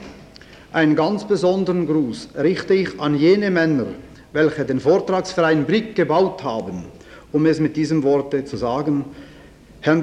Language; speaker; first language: German; native; German